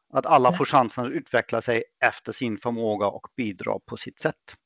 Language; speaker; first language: Swedish; non-native, fluent; German